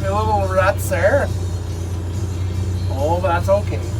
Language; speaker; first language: English; native; English